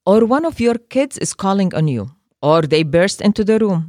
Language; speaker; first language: English; non-native, fluent; Arabic